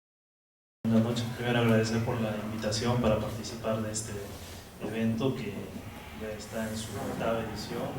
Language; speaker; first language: Spanish; non-native, fluent; Portuguese